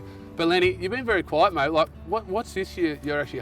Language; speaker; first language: English; native; English